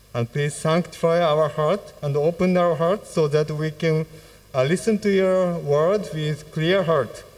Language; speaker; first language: English; non-native, fluent; Japanese